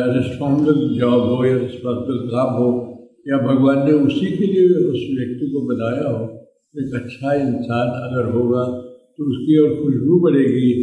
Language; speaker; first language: Hindi; native; Hindi